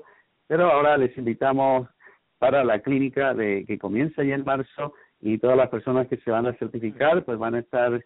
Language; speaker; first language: Spanish; native; Spanish